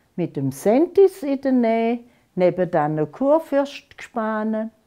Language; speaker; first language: German; non-native, local second language; Swiss German